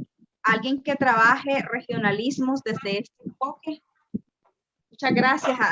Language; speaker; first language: Spanish; native; Spanish